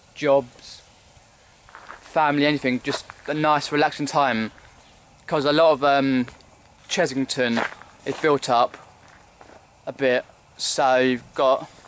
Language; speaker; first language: English; native; English